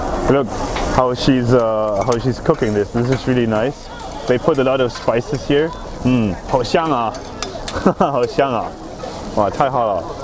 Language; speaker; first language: English; non-native, fluent; German